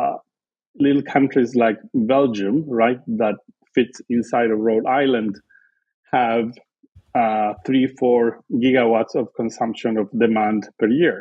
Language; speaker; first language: English; non-native, fluent; Spanish